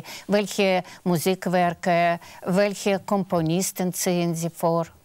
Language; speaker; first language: German; non-native, fluent; Russian